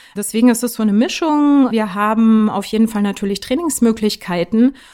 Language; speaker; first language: German; native; German